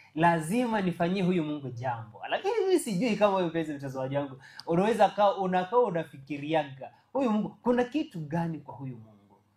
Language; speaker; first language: Swahili; non-native, local second language; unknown